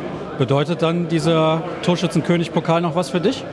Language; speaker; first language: German; native; German